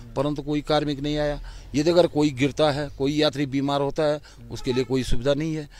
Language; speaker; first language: Hindi; native; Hindi